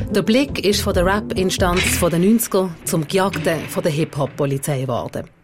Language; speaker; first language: German; native; German